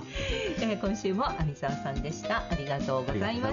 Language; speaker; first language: Japanese; native; Japanese